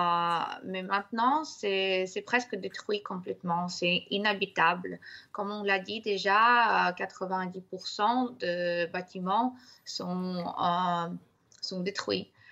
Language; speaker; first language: French; non-native, fluent; Ukrainian